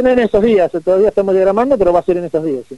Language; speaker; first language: Spanish; native; Spanish